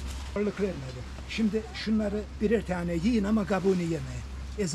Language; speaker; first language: Turkish; native; Turkish